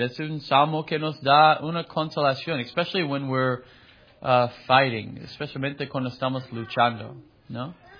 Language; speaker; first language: Spanish; non-native, fluent; English